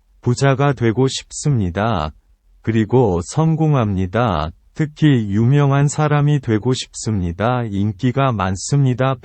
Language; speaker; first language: Korean; non-native, learner; Vietnamese